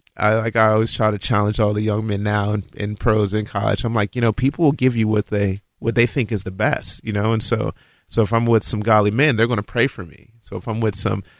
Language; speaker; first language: English; native; English